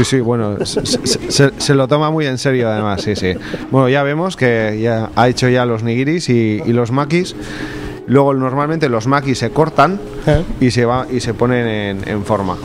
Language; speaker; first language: Spanish; native; Spanish